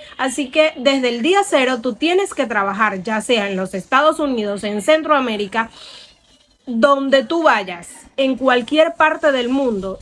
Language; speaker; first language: Spanish; native; Spanish